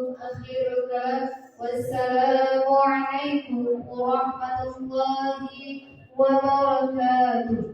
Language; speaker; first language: Arabic; non-native, learner; Indonesian